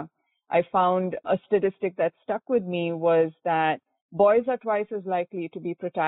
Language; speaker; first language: English; non-native, local second language; Konkani